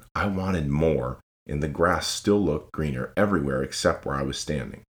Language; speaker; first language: English; native; English